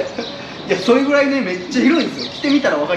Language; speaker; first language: Japanese; native; Japanese